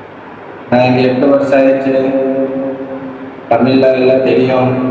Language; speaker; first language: Tamil; non-native, local second language; Hindi